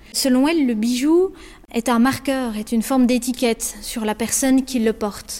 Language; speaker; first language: French; native; French